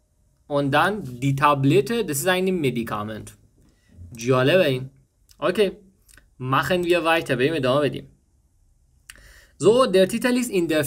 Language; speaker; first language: German; non-native, learner; Persian